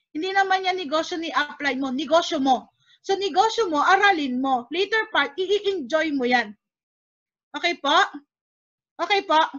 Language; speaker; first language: Filipino; native; Filipino